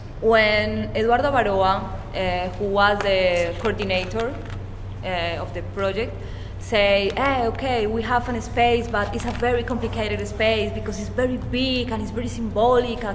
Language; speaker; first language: English; non-native, learner; Spanish